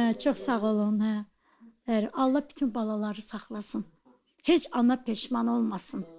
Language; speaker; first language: Azerbaijani; native; Azerbaijani